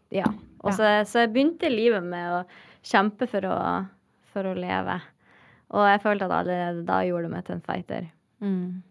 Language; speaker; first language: Norwegian; native; Norwegian